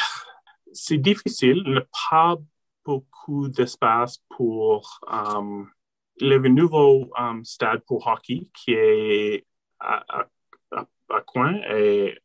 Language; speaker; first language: French; non-native, local second language; English